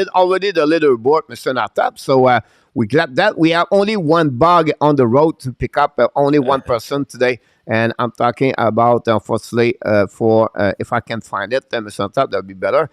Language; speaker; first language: English; non-native, local second language; French